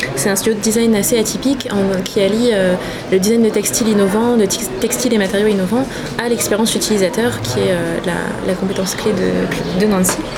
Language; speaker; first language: French; native; French